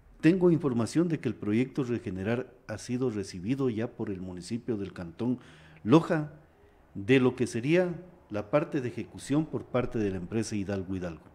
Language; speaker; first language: Spanish; native; Spanish